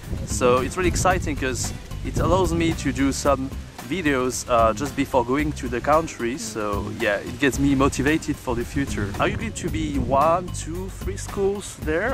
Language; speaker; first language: English; non-native, fluent; French